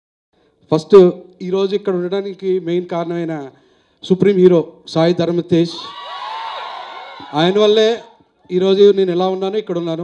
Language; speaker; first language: Telugu; native; Telugu